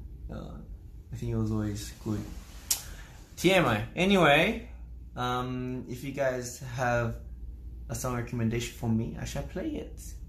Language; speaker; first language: English; early bilingual, other home language; Korean